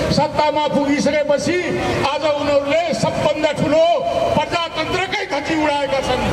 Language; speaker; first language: Nepali; native; Nepali